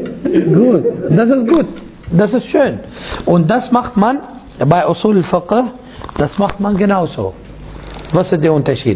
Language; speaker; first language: German; non-native, fluent; Arabic